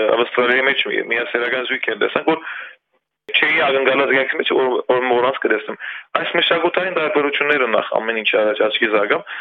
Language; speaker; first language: Armenian; early bilingual, heritage; Armenian